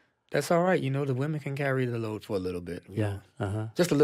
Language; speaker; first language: English; native; English